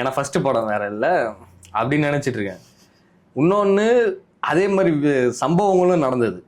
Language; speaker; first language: Tamil; native; Tamil